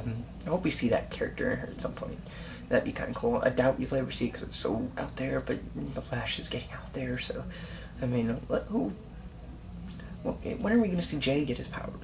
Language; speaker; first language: English; native; English